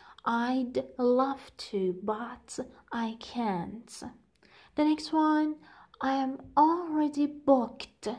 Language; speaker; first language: English; non-native, fluent; Persian